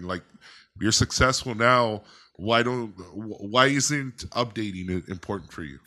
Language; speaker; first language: English; early bilingual, other home language; Spanish